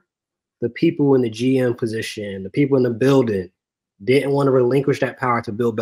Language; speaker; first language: English; native; English